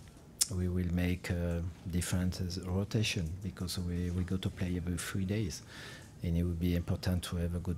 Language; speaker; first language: English; non-native, fluent; French